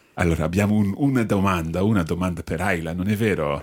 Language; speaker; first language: Italian; non-native, fluent; English